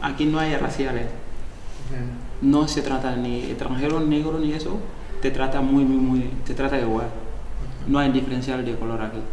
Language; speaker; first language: Spanish; non-native, learner; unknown